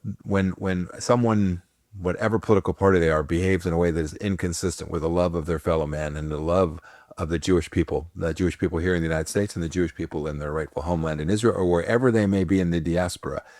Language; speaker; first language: English; native; English